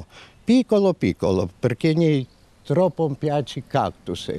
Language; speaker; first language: Italian; non-native, learner; Romanian